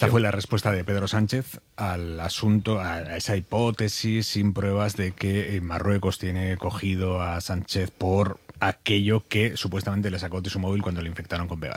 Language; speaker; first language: Spanish; native; Spanish